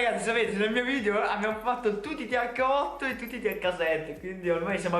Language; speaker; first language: Italian; native; Italian